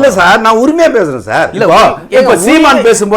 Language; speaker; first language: Tamil; native; Tamil